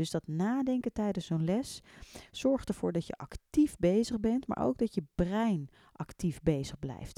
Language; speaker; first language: Dutch; native; Dutch